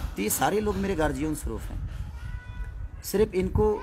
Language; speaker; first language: Hindi; native; Hindi